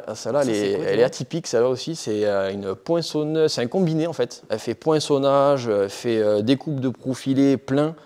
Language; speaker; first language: French; native; French